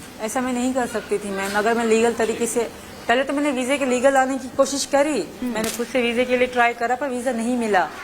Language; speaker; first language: Urdu; non-native, local second language; Sindhi